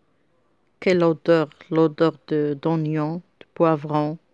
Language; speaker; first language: French; non-native, local second language; Arabic